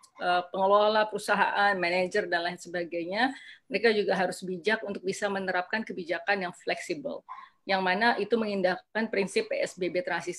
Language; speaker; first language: Indonesian; native; Indonesian